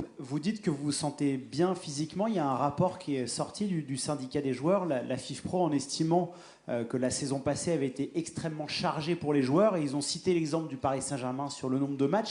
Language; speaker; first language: French; native; French